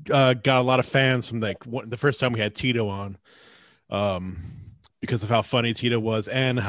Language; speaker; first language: English; native; English